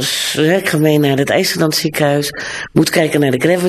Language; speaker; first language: Dutch; native; Dutch